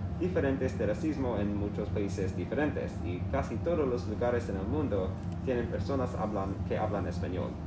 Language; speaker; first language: Spanish; non-native, learner; English